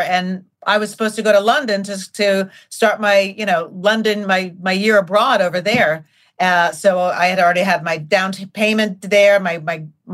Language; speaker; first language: English; native; English